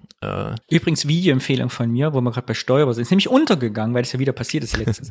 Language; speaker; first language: German; native; German